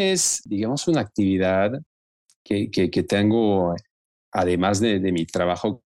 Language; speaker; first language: Spanish; non-native, fluent; French